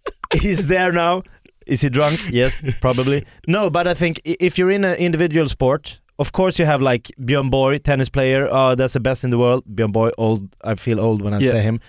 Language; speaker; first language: English; non-native, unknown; Swedish